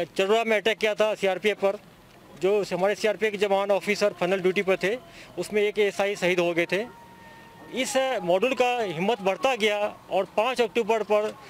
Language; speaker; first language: Hindi; non-native, local second language; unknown